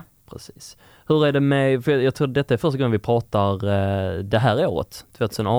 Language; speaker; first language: Swedish; native; Swedish